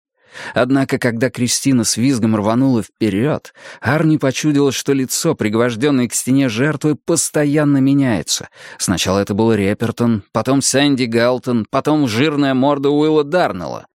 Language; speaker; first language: Russian; native; Russian